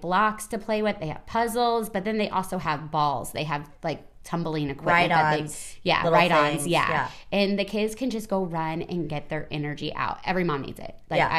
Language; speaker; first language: English; native; English